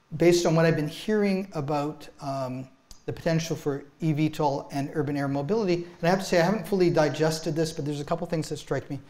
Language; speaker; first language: English; native; English